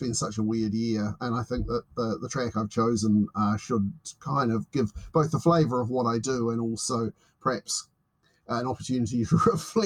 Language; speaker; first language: English; native; English